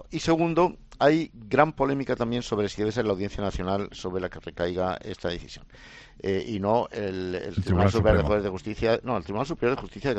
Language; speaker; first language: Spanish; native; Spanish